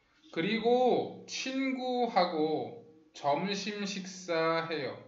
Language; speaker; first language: Korean; non-native, fluent; Spanish